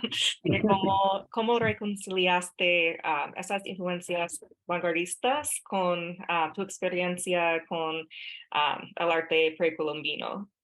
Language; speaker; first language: Spanish; non-native, fluent; English